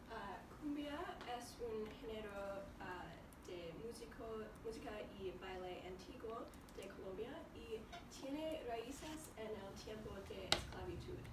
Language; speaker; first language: Spanish; non-native, learner; English